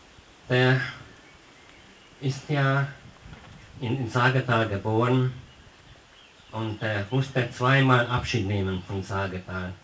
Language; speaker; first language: German; non-native, local second language; Hungarian